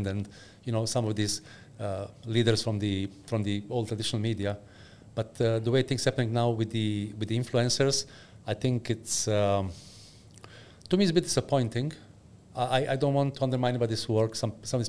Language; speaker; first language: English; non-native, fluent; Bosnian